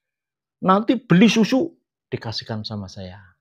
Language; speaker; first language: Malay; non-native, local second language; Javanese